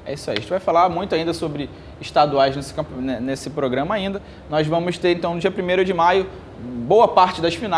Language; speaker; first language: Portuguese; native; Portuguese